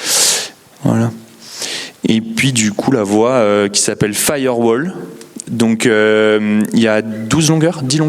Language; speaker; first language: French; native; French